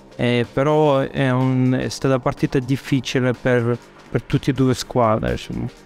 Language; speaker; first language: Italian; non-native, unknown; Russian